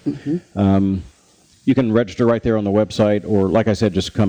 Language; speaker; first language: English; native; English